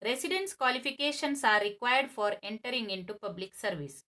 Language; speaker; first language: English; non-native, local second language; Kannada